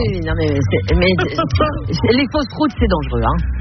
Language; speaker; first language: French; native; French